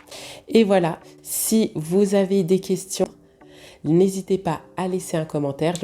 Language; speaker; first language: French; native; French